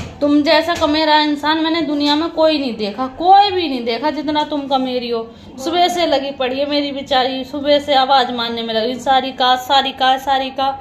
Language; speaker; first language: Hindi; native; Hindi